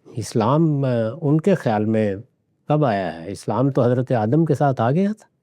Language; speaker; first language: Urdu; non-native, local second language; Punjabi